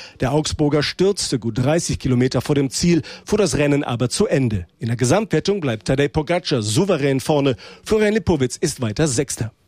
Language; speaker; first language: German; native; German